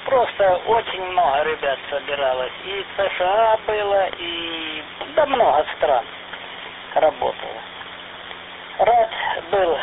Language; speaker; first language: Russian; native; Russian